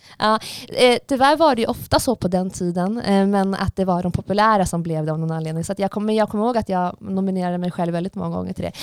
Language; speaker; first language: Swedish; early bilingual, other home language; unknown